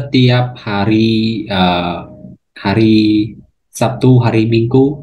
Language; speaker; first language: Indonesian; non-native, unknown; Khmer